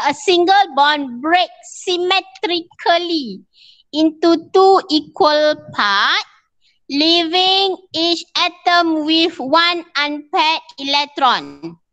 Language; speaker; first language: English; non-native, local second language; Malay